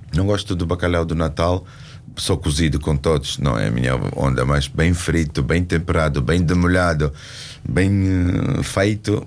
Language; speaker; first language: Portuguese; non-native, fluent; Georgian